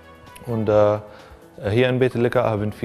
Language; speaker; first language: German; non-native, fluent; Arabic